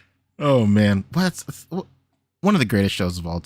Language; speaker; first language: English; native; English